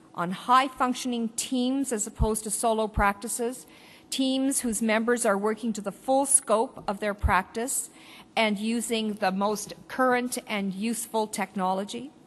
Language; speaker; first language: English; native; English